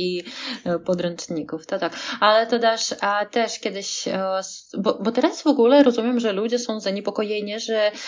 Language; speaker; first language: Polish; non-native, fluent; Russian